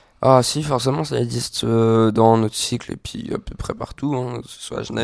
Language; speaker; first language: French; native; French